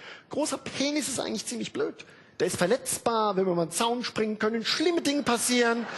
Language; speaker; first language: German; native; German